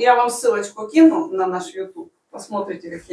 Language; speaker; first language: Russian; native; Russian